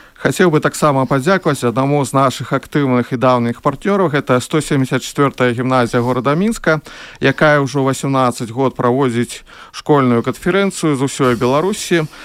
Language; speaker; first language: Belarusian; native; Belarusian